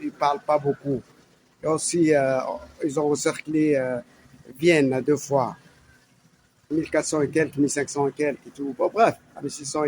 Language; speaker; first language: French; non-native, learner; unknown